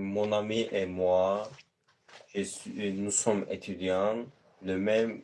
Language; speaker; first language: French; non-native, learner; Azerbaijani